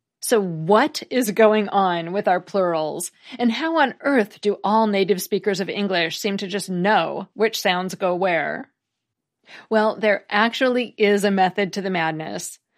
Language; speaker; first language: English; native; English